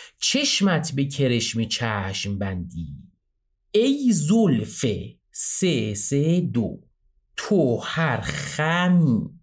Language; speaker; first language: Persian; native; Persian